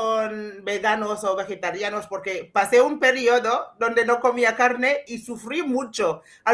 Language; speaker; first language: Spanish; non-native, fluent; English